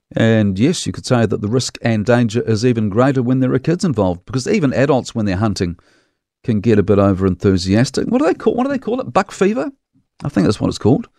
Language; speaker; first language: English; native; English